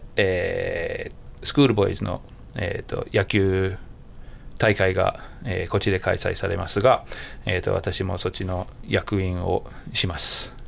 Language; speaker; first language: Japanese; non-native, fluent; English